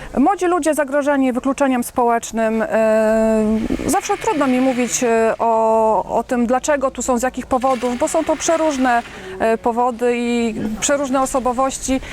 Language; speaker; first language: Polish; native; Polish